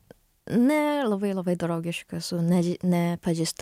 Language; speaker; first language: Lithuanian; non-native, learner; Japanese